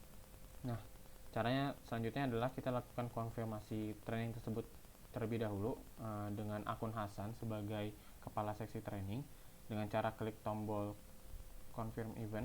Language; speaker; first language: Indonesian; native; Indonesian